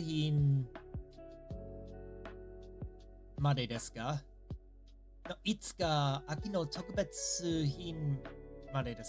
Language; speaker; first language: Japanese; non-native, learner; English